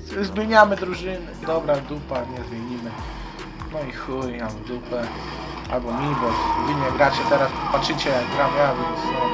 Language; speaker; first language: Polish; native; Polish